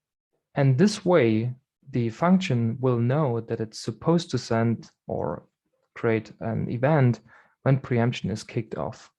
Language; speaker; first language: English; non-native, fluent; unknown